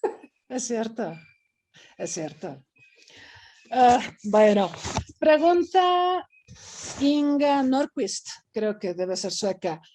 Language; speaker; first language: Spanish; native; Spanish